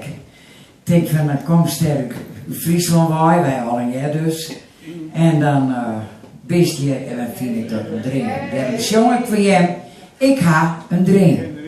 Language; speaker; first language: Dutch; non-native, local second language; Western Frisian